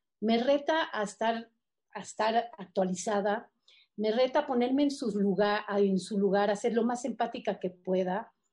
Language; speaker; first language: Spanish; native; Spanish